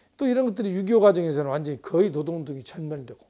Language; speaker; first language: Korean; native; Korean